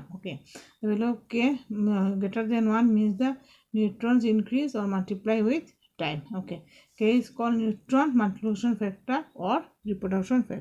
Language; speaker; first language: English; non-native, local second language; Bangla